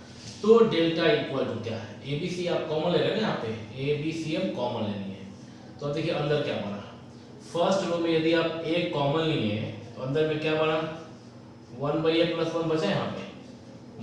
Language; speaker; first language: Hindi; native; Hindi